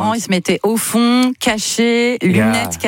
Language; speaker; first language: French; native; French